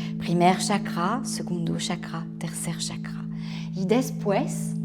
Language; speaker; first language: Spanish; non-native, fluent; French